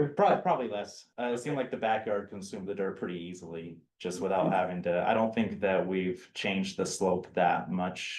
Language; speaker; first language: English; native; English